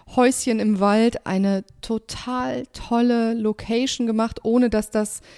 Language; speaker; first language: German; native; German